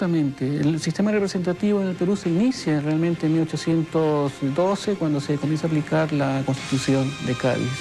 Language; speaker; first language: Spanish; native; Spanish